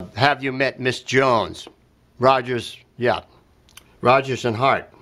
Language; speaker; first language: English; native; English